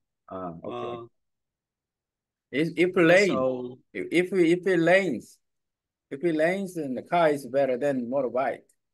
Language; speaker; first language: English; non-native, learner; Korean